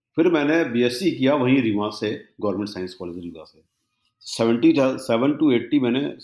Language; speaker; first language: Hindi; native; Hindi